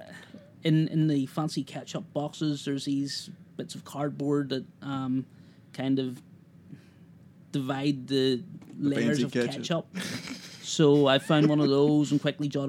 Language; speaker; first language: English; native; English